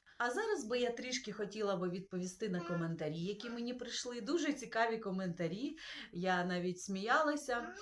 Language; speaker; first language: Ukrainian; non-native, local second language; Russian